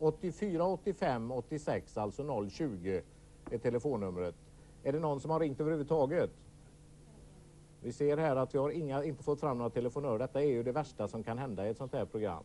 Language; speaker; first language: Swedish; native; Swedish